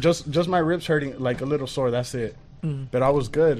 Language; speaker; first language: English; early bilingual, other home language; Spanish